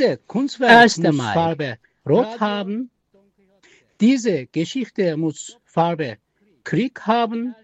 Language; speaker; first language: German; non-native, learner; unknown